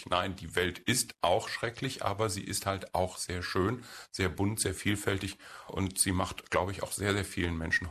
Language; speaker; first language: German; native; German